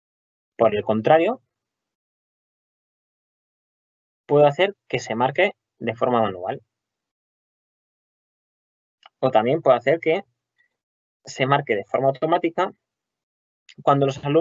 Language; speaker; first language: Spanish; native; Spanish